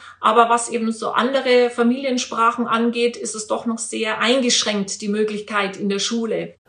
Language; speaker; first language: German; native; German